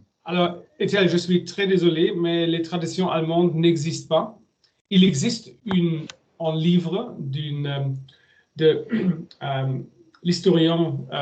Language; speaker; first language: French; non-native, learner; German